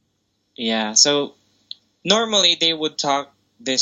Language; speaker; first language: English; non-native, local second language; Filipino